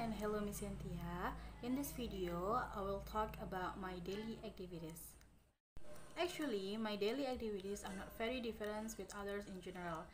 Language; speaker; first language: English; non-native, learner; Indonesian